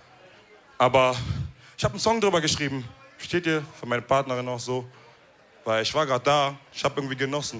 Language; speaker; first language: German; early bilingual, other home language; Wolof